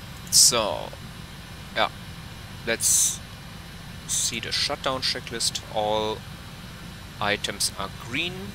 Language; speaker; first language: English; non-native, fluent; German